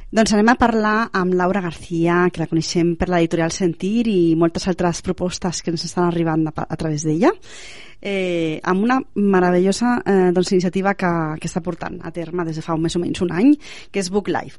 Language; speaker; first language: Catalan; native; Catalan